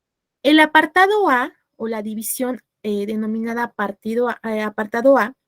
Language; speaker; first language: Spanish; native; Spanish